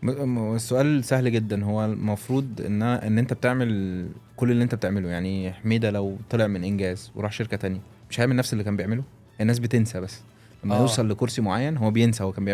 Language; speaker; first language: Arabic; native; Arabic